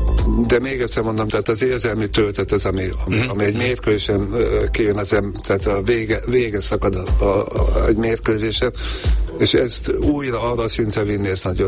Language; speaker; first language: Hungarian; native; Hungarian